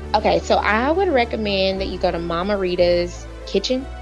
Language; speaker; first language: English; native; English